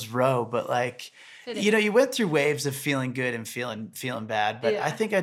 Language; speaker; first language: English; native; English